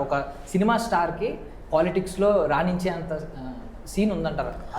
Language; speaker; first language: Telugu; native; Telugu